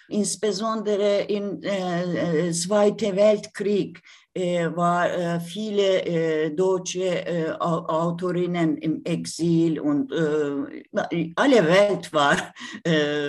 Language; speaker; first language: German; non-native, learner; Turkish